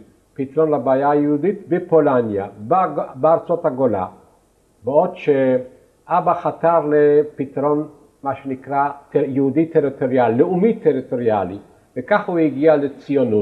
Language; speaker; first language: Hebrew; non-native, fluent; Yiddish